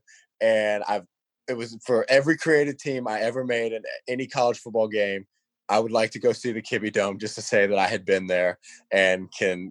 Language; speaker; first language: English; native; English